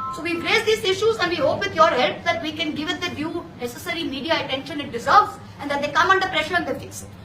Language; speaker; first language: English; non-native, local second language; Bangla